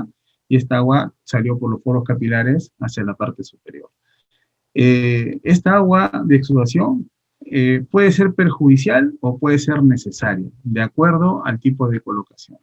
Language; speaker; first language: Spanish; native; Spanish